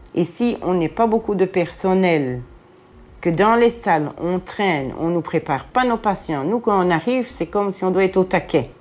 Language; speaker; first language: French; native; French